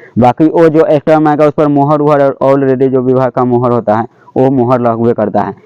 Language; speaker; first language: Hindi; native; Hindi